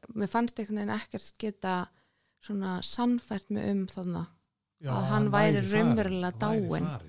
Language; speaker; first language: Icelandic; native; Icelandic